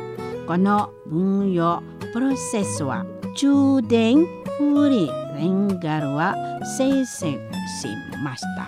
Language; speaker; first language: Japanese; non-native, fluent; Indonesian